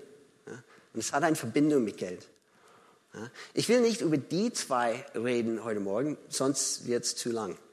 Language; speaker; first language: German; non-native, fluent; English